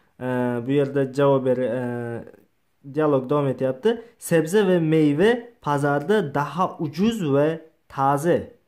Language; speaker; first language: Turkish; non-native, learner; Uzbek